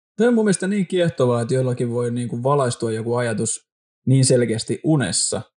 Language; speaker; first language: Finnish; non-native, local second language; Swedish